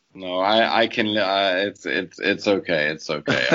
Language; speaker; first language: English; native; English